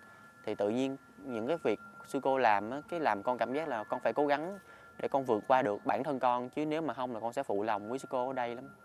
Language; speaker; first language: Vietnamese; native; Vietnamese